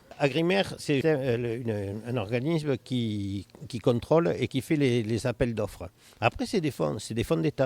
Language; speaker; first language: French; native; French